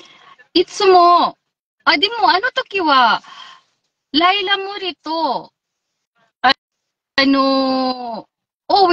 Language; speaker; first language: Japanese; non-native, local second language; Filipino